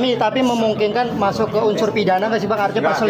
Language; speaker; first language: Indonesian; native; Indonesian